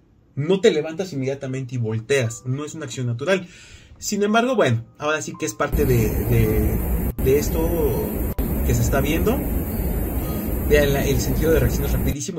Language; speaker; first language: Spanish; native; Spanish